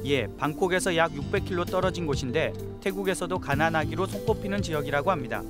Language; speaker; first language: Korean; native; Korean